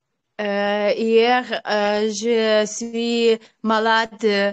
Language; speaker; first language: French; non-native, learner; Ukrainian